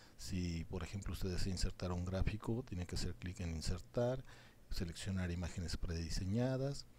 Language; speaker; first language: Spanish; native; Spanish